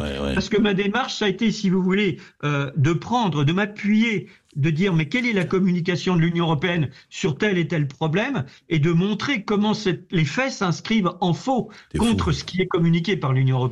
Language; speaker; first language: French; native; French